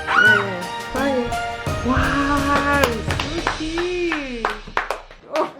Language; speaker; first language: English; non-native, learner; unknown